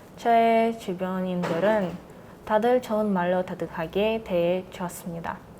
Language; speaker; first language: Korean; non-native, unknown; Russian